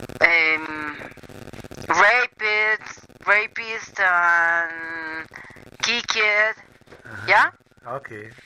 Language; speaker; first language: English; non-native, learner; Spanish